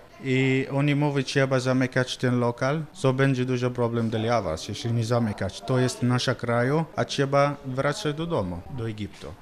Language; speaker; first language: Polish; non-native, learner; Arabic